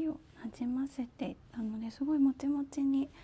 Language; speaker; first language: Japanese; native; Japanese